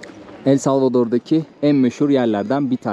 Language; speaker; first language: Turkish; native; Turkish